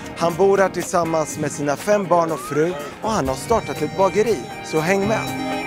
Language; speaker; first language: Swedish; early bilingual, other home language; Arabic